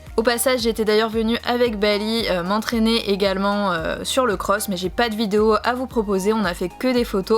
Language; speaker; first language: French; native; French